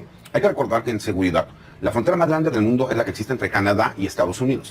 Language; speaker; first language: Spanish; native; Spanish